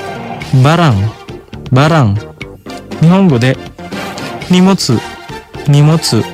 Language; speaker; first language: Japanese; non-native, fluent; Indonesian